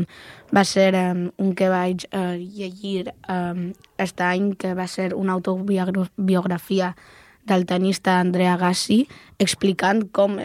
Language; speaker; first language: Catalan; non-native, local second language; Spanish